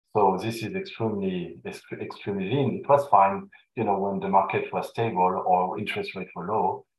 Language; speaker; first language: English; non-native, fluent; French